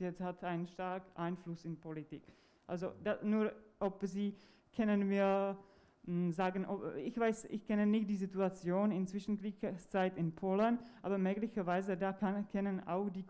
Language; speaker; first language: German; non-native, fluent; Czech